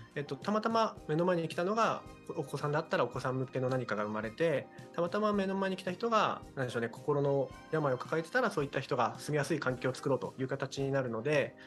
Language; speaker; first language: Japanese; native; Japanese